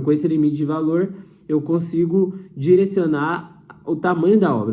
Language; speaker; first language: Portuguese; native; Portuguese